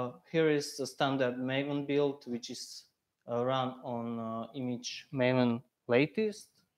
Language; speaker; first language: English; non-native, fluent; Slovak